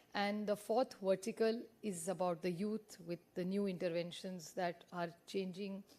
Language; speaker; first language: English; non-native, local second language; Marathi